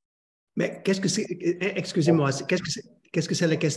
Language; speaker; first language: French; non-native, learner; Dutch